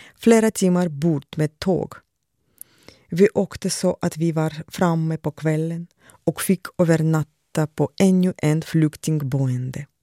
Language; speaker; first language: Swedish; non-native, fluent; Russian